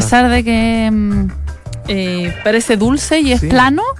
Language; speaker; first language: Spanish; native; Spanish